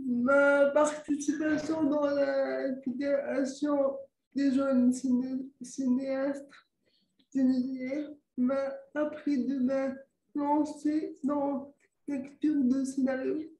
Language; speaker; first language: French; non-native, local second language; Arabic